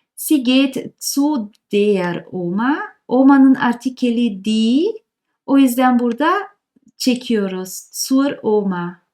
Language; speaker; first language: Turkish; native; Turkish